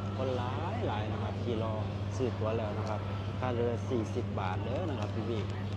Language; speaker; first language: Thai; native; Thai